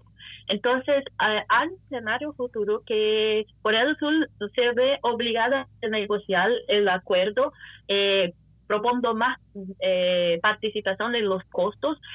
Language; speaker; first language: Spanish; non-native, fluent; Portuguese